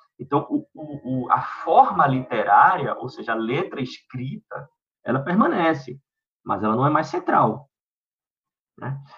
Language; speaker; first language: Portuguese; native; Portuguese